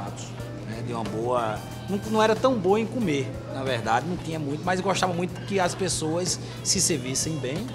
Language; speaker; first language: Portuguese; native; Portuguese